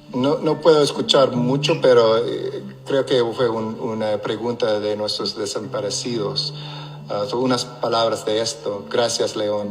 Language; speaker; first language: Spanish; non-native, local second language; English